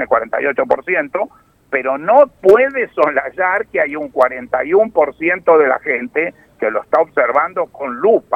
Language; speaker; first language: Spanish; native; Spanish